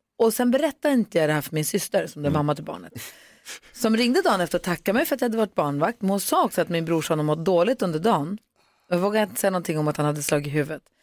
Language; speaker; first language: Swedish; native; Swedish